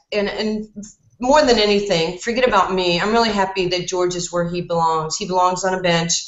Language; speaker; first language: English; native; English